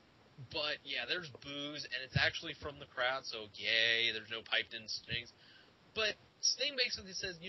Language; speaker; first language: English; native; English